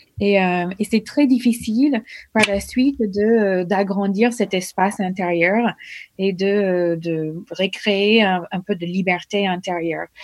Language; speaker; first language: French; non-native, fluent; English